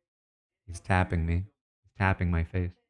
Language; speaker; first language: English; native; English